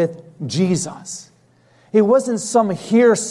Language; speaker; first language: English; native; English